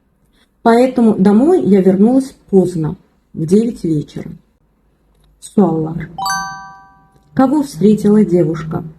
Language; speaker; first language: Russian; non-native, fluent; Azerbaijani